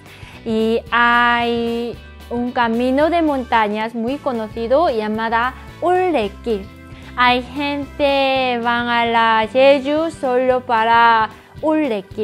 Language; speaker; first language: Spanish; non-native, fluent; Korean